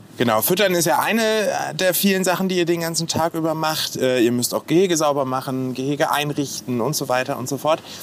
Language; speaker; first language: German; native; German